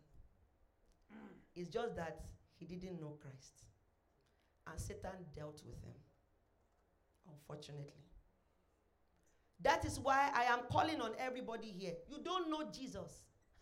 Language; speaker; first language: English; non-native, local second language; Yoruba